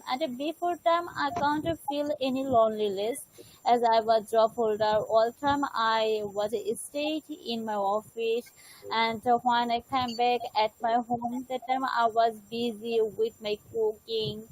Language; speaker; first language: English; non-native, learner; Bangla